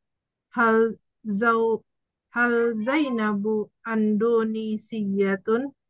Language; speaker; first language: Arabic; non-native, learner; Indonesian